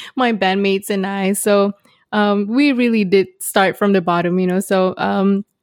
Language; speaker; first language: English; non-native, local second language; Malay